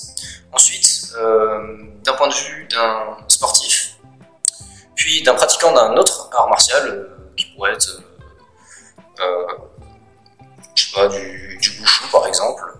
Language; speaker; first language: French; native; French